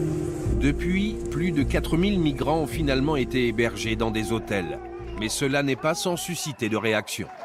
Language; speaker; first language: French; native; French